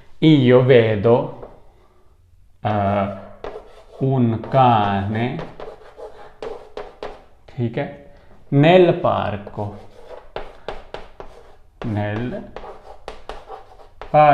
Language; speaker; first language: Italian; non-native, fluent; Urdu